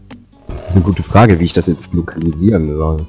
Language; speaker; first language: German; native; German